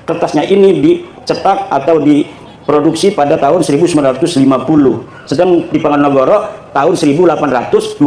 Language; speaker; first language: Indonesian; non-native, local second language; Javanese